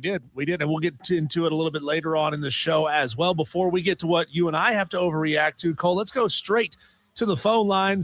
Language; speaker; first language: English; native; English